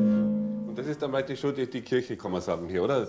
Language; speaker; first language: German; native; German